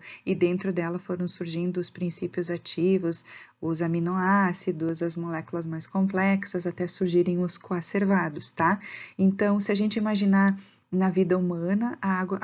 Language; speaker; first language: Portuguese; native; Portuguese